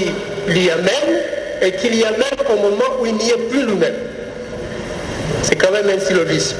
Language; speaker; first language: French; non-native, local second language; Kinyarwanda